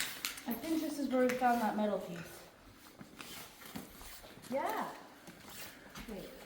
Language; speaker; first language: English; native; English